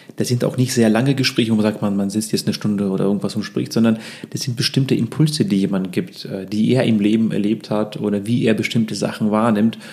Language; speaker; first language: German; early bilingual, other home language; Russian